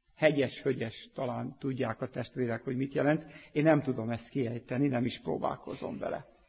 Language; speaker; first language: Hungarian; native; Hungarian